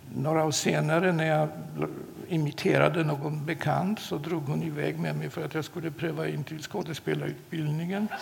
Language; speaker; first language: Swedish; non-native, fluent; Polish